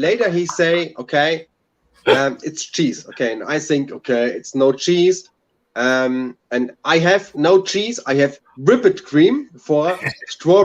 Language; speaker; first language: English; non-native, learner; German